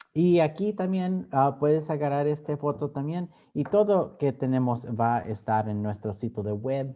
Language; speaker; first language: Spanish; early bilingual, other home language; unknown